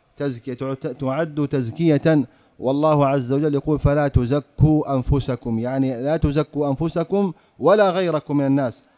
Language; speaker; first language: Arabic; native; Arabic